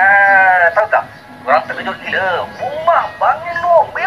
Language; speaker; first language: Malay; native; Malay